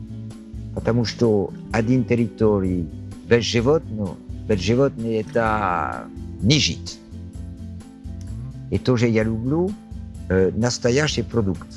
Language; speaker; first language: Russian; non-native, learner; French